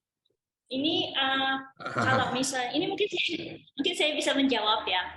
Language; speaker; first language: Indonesian; native; Indonesian